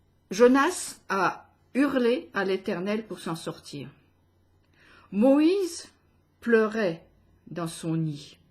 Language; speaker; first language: French; native; French